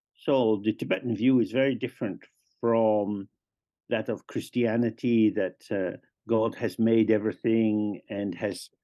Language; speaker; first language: English; native; English